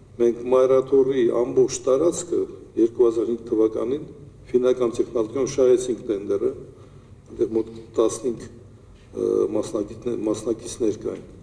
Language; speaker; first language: Armenian; native; Armenian